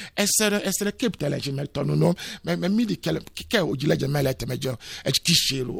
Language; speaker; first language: Hungarian; non-native, fluent; Yoruba